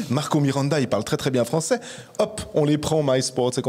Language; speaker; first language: French; native; French